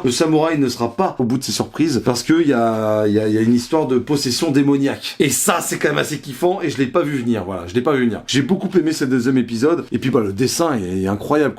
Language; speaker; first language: French; native; French